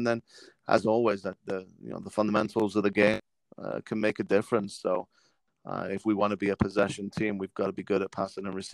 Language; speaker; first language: English; native; English